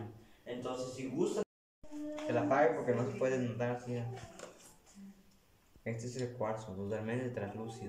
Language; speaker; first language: Spanish; native; Spanish